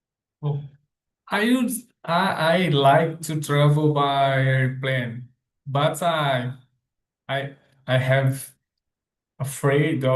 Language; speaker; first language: English; non-native, learner; Portuguese